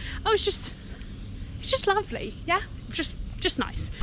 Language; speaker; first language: English; native; English